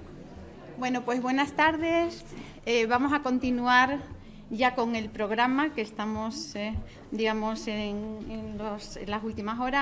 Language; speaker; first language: Spanish; native; Spanish